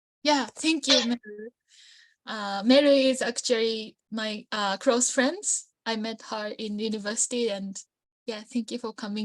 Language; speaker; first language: English; non-native, learner; Japanese